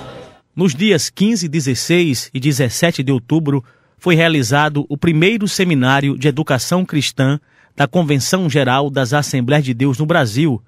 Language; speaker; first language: Portuguese; native; Portuguese